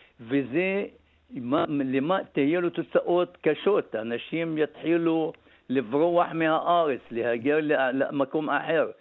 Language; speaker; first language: Hebrew; non-native, local second language; Arabic